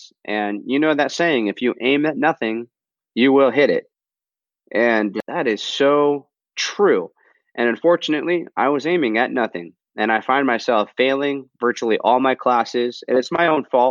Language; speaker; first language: English; native; English